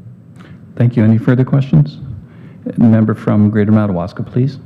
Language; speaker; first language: English; native; English